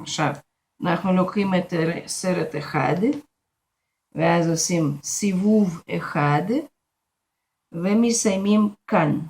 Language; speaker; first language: Hebrew; non-native, fluent; Russian